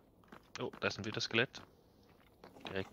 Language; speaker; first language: German; native; German